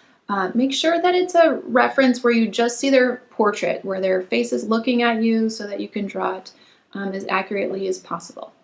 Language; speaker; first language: English; native; English